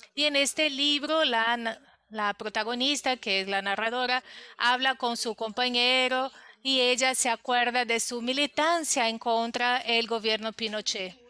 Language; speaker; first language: Spanish; non-native, fluent; Portuguese